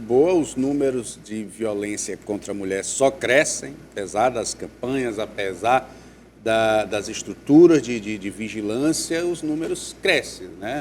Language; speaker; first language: Portuguese; native; Portuguese